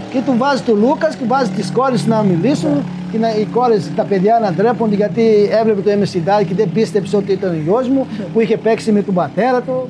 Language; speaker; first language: Greek; non-native, fluent; Portuguese